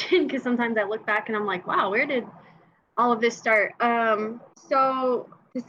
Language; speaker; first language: English; native; English